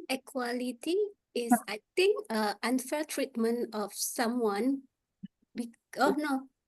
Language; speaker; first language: English; non-native, learner; Indonesian